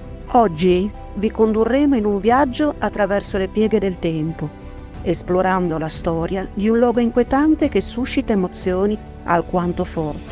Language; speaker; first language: Italian; native; Italian